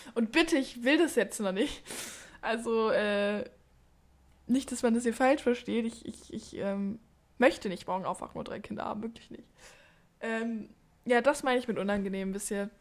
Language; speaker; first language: German; native; German